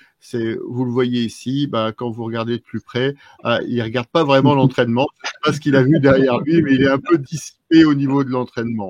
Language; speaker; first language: French; native; French